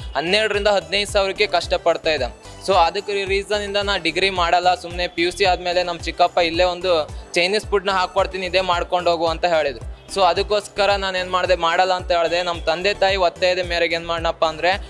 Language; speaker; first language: Kannada; native; Kannada